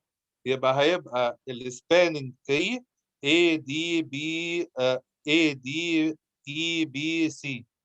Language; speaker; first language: Arabic; native; Arabic